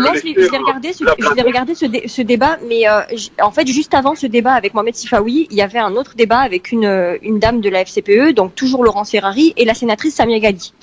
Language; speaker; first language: French; early bilingual, heritage; French